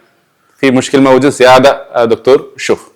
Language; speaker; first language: Arabic; non-native, learner; Malayalam